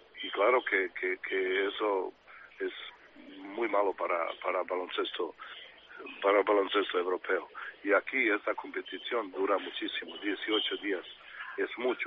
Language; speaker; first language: Spanish; non-native, fluent; Serbian